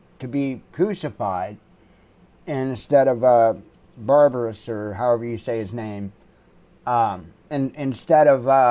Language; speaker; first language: English; native; English